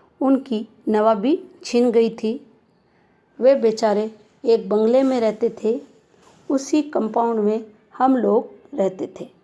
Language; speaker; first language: Hindi; native; Hindi